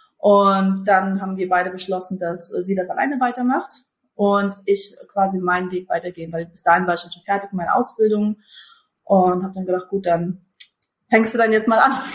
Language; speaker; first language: German; early bilingual, other home language; Russian